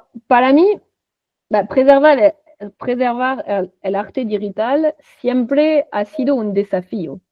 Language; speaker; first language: Spanish; non-native, fluent; French